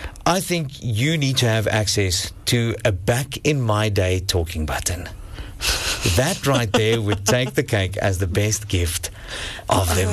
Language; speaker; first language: English; non-native, local second language; Afrikaans